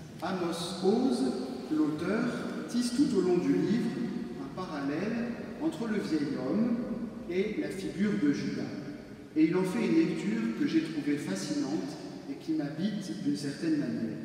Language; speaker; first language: French; native; French